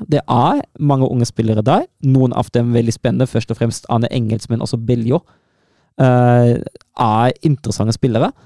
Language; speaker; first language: Norwegian; non-native, fluent; German